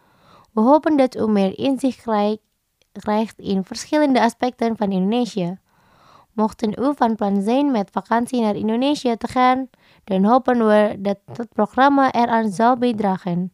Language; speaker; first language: Dutch; non-native, fluent; Indonesian